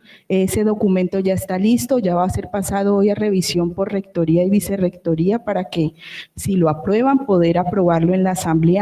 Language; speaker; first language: Spanish; native; Spanish